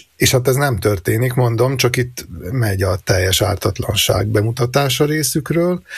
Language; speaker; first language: Hungarian; native; Hungarian